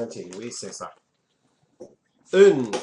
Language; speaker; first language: French; non-native, fluent; English